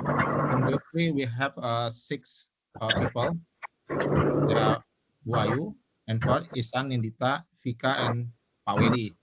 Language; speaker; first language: English; non-native, local second language; Indonesian